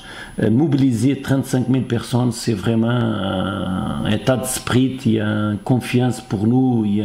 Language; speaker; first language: French; non-native, fluent; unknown